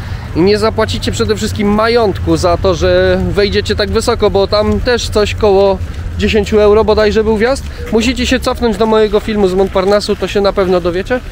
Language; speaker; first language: Polish; native; Polish